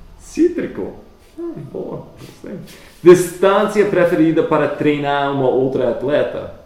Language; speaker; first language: Portuguese; non-native, fluent; English